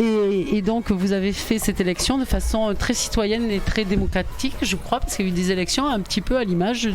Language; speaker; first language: French; native; French